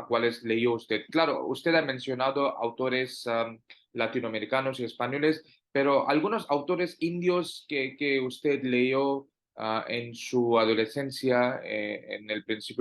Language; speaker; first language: Spanish; non-native, fluent; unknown